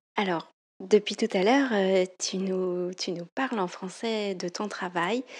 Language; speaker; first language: French; native; French